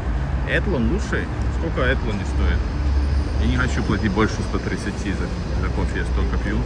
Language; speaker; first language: Russian; non-native, fluent; Finnish